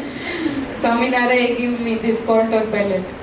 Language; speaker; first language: English; non-native, fluent; Gujarati